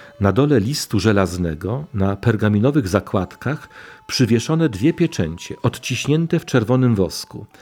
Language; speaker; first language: Polish; native; Polish